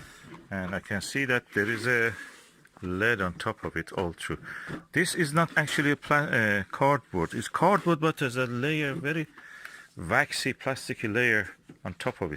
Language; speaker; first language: English; non-native, fluent; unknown